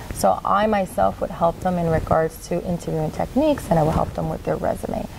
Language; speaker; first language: English; native; English